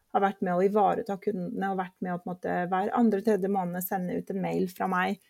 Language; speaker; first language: Norwegian; early bilingual, heritage; Norwegian